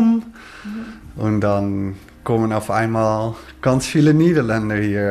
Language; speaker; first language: German; non-native, learner; Dutch